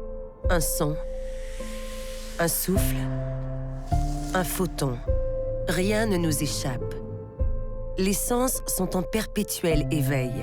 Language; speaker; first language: French; native; French